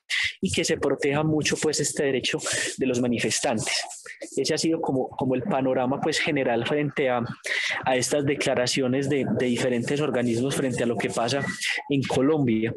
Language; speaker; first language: Spanish; native; Spanish